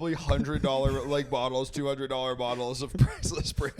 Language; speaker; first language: English; native; English